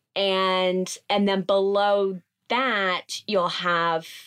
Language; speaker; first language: English; native; English